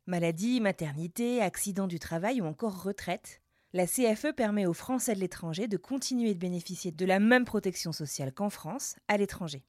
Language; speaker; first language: French; native; French